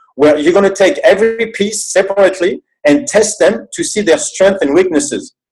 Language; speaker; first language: English; non-native, fluent; French